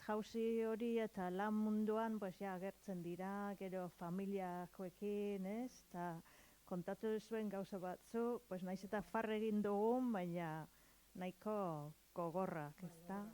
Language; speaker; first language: Basque; non-native, learner; English